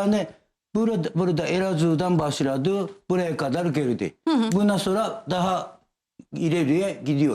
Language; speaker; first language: Turkish; non-native, learner; Japanese